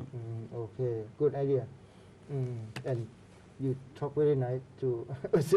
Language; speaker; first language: English; non-native, learner; Thai